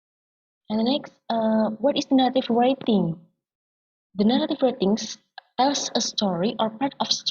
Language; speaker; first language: English; non-native, learner; Indonesian